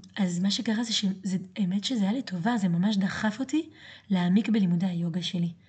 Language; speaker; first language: Hebrew; early bilingual, other home language; French